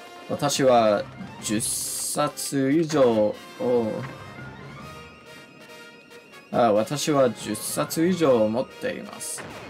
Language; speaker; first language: Japanese; non-native, learner; English